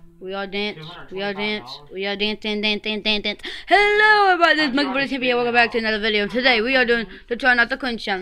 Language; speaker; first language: English; native; English